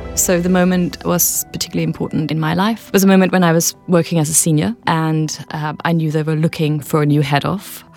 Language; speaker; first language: English; non-native, fluent; Danish